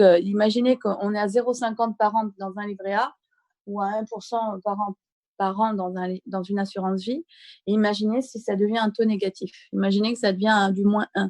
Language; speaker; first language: French; native; French